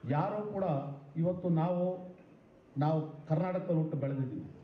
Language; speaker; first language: Kannada; non-native, local second language; Telugu